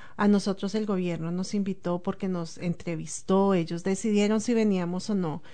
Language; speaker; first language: Spanish; native; Spanish